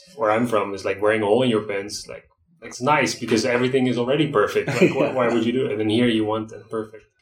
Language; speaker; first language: English; non-native, fluent; Dutch